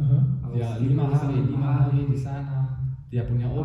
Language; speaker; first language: Indonesian; non-native, fluent; German